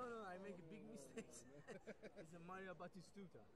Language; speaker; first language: English; non-native, fluent; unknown